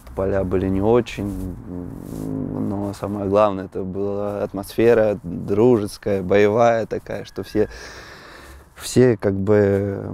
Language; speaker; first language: Russian; native; Russian